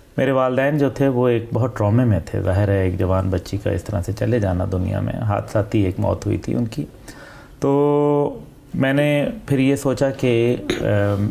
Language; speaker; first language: Urdu; native; Urdu